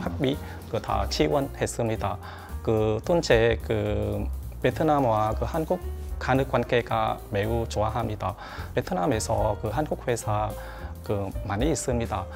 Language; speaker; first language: Korean; non-native, learner; Vietnamese